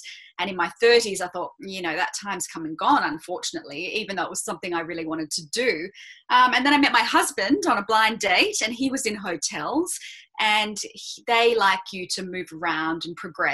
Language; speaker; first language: English; native; English